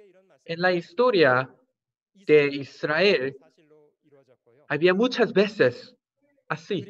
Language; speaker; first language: Spanish; non-native, fluent; Korean